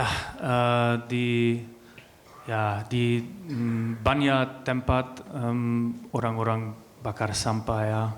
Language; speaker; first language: Indonesian; non-native, learner; German